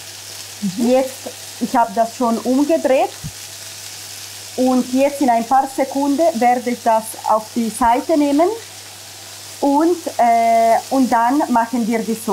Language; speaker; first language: German; non-native, fluent; Italian